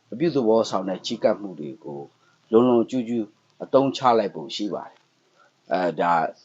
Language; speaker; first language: Burmese; non-native, local second language; Pa'o Karen